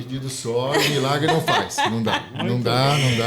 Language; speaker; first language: Portuguese; native; Portuguese